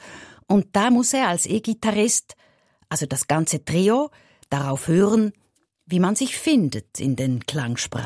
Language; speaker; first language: German; native; German